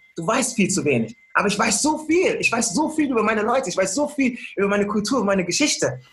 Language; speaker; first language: German; early bilingual, other home language; Akan